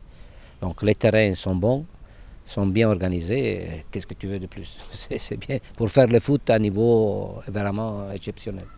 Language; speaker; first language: French; non-native, fluent; Italian